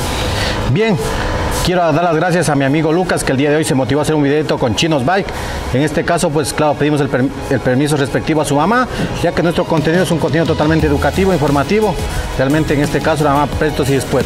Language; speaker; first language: Spanish; native; Spanish